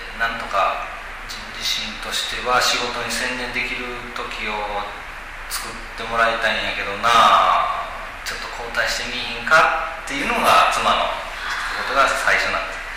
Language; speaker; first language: Japanese; native; Japanese